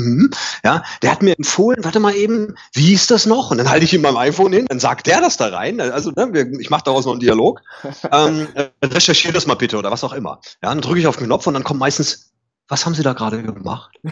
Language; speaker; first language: German; native; German